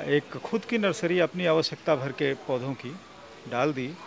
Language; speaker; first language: Hindi; native; Hindi